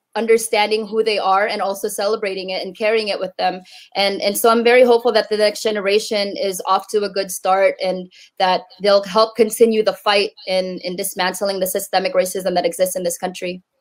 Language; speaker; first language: English; native; English